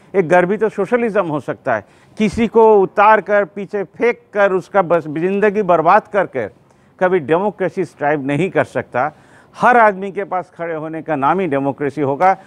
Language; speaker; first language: Hindi; non-native, local second language; Bangla